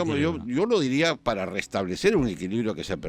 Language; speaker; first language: Spanish; native; Spanish